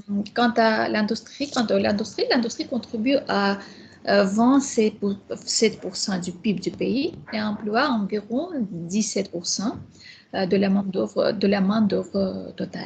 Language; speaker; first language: French; non-native, fluent; Armenian